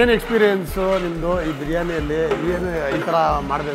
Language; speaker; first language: Kannada; native; Kannada